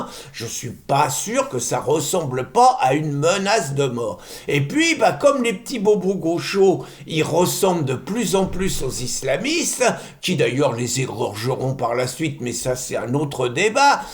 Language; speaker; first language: French; native; French